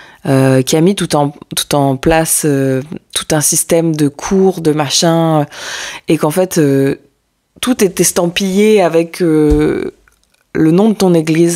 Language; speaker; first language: French; native; French